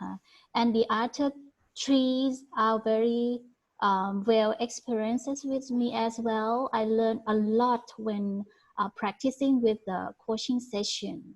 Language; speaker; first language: English; non-native, learner; Thai